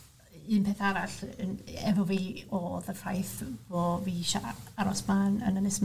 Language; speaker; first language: Welsh; non-native, local second language; English